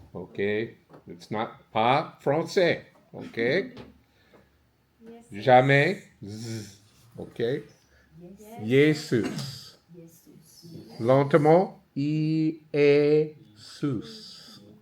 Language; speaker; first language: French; non-native, learner; English